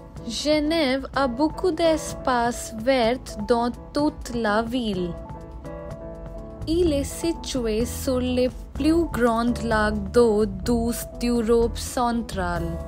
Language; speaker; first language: French; non-native, learner; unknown